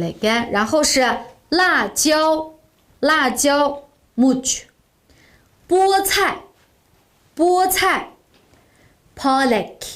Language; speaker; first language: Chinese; non-native, local second language; Uyghur